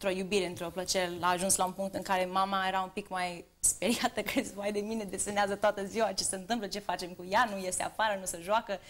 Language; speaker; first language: Romanian; early bilingual, heritage; Romanian